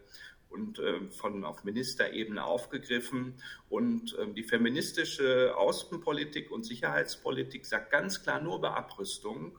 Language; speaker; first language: German; native; German